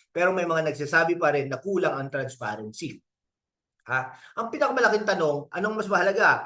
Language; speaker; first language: Filipino; native; Filipino